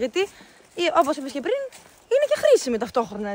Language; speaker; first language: Greek; native; Greek